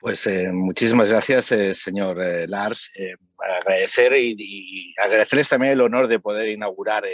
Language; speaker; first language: Spanish; native; Spanish